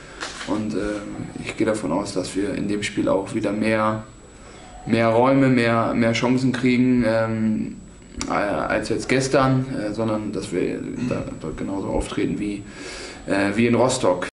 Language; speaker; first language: German; native; German